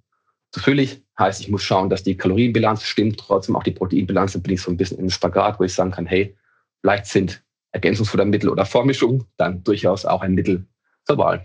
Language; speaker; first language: German; native; German